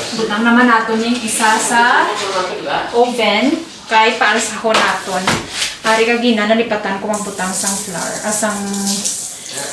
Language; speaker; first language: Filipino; non-native, local second language; Hiligaynon